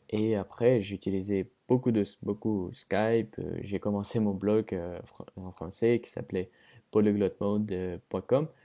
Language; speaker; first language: French; non-native, fluent; Russian